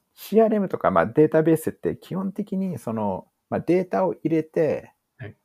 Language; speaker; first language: Japanese; early bilingual, heritage; English